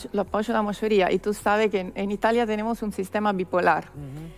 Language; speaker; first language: Spanish; non-native, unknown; Italian